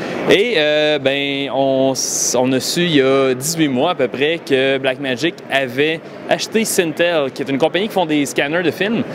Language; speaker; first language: French; native; French